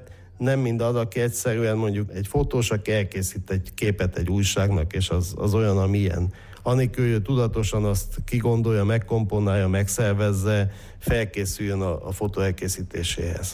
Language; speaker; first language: Hungarian; native; Hungarian